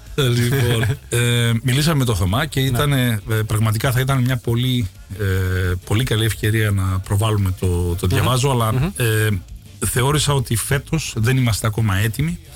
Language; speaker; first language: Greek; native; Greek